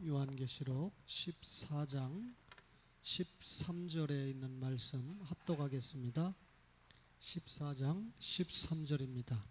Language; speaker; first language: Korean; native; Korean